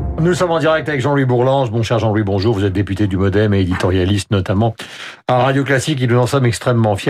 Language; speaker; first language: French; native; French